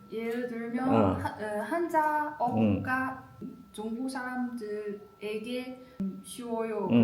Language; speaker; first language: Korean; non-native, learner; Chinese